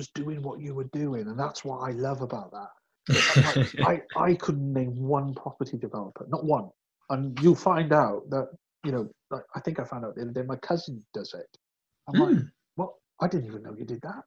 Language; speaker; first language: English; native; English